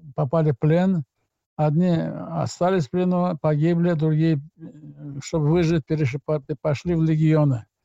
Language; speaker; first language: Russian; non-native, local second language; Azerbaijani